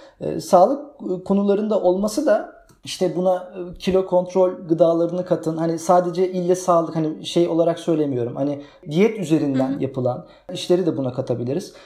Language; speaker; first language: Turkish; native; Turkish